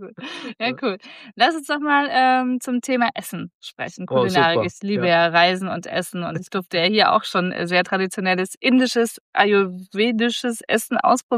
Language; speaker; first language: German; native; German